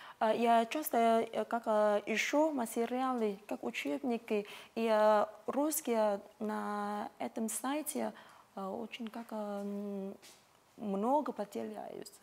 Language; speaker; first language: Russian; non-native, fluent; Vietnamese